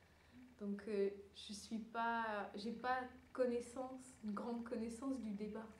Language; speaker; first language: French; early bilingual, other home language; Dutch